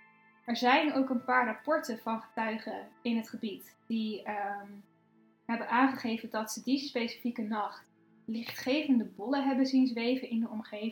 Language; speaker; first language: Dutch; native; Dutch